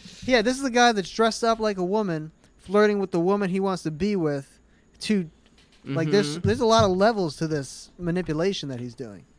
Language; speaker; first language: English; native; English